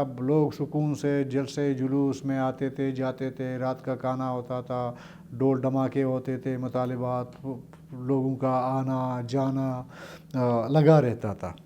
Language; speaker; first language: Urdu; non-native, local second language; Baluchi